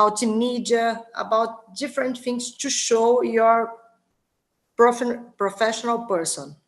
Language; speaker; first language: English; non-native, learner; Portuguese